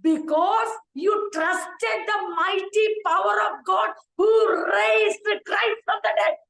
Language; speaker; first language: English; non-native, local second language; Malayalam